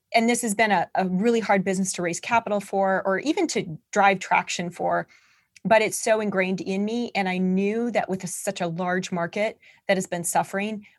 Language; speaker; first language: English; native; English